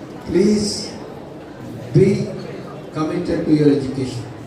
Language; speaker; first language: English; non-native, local second language; Telugu